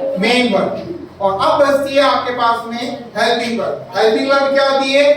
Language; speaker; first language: Hindi; native; Hindi